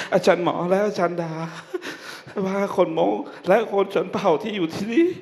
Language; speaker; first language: Thai; non-native, local second language; Hmong